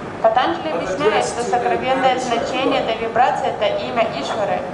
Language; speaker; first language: Russian; native; Russian